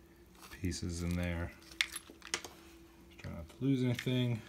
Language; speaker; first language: English; native; English